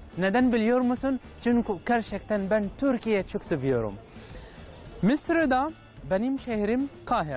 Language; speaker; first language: Turkish; non-native, learner; Arabic